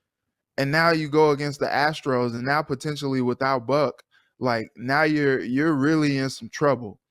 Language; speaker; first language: English; native; English